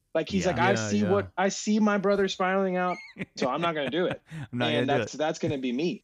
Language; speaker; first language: English; native; English